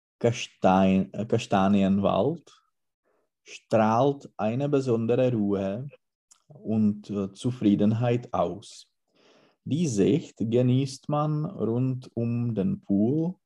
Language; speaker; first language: German; non-native, learner; Czech